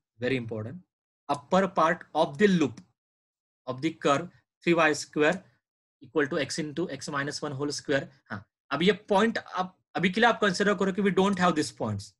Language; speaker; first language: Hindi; non-native, local second language; Marathi